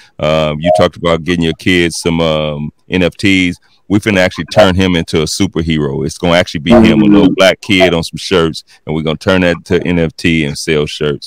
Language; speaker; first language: English; native; English